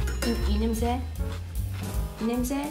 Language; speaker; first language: Korean; non-native, learner; Dutch